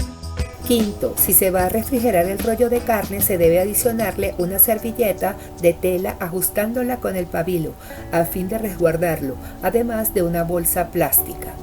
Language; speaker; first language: Spanish; native; Spanish